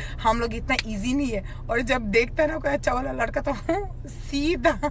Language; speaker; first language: Hindi; non-native, local second language; Pashto